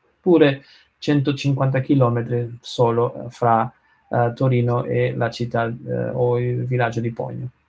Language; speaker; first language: Italian; non-native, learner; Spanish